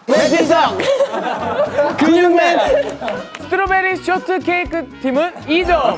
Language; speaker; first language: Korean; native; Korean